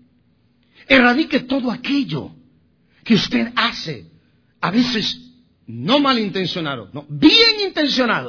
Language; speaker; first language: Spanish; native; Spanish